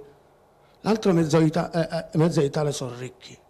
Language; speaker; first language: Italian; non-native, learner; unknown